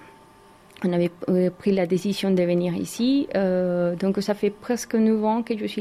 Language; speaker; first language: French; non-native, learner; Spanish